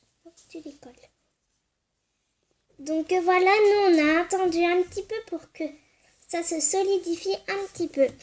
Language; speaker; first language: French; native; French